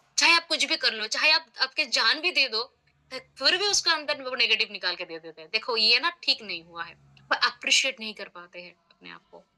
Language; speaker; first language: Hindi; non-native, local second language; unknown